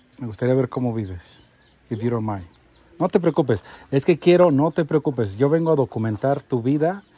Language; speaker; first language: Spanish; native; Spanish